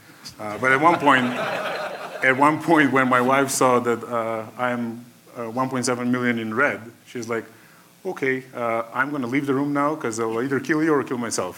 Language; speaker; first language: English; non-native, fluent; Macedonian